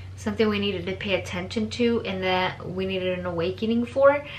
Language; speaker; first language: English; early bilingual, other home language; Spanish